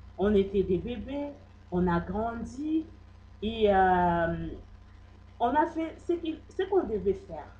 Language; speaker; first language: French; non-native, local second language; Lingala